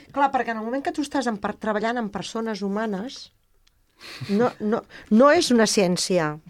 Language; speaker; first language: Catalan; native; Catalan